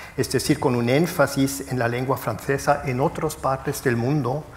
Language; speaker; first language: Spanish; non-native, fluent; German